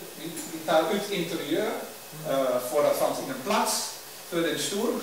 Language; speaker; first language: Swedish; non-native, learner; Dutch